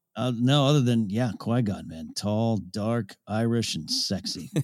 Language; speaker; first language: English; early bilingual, other home language; Ukrainian